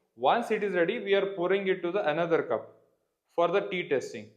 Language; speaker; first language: English; non-native, local second language; Kannada